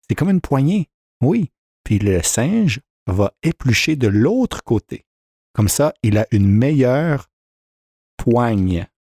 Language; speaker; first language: French; early bilingual, heritage; French